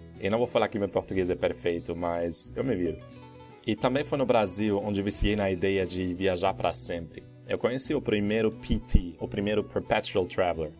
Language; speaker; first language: Portuguese; non-native, fluent; German